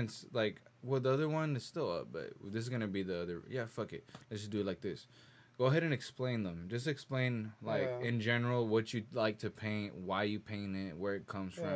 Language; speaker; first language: English; early bilingual, other home language; Spanish